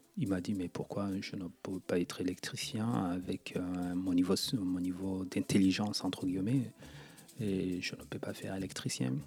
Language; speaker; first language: French; non-native, local second language; Kinyarwanda